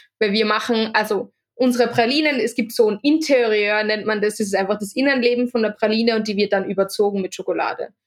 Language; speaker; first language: German; native; German